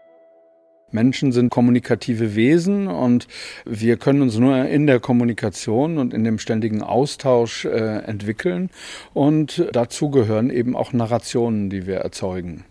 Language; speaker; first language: German; native; German